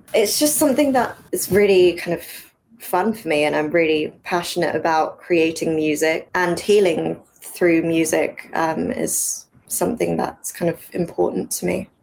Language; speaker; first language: English; native; English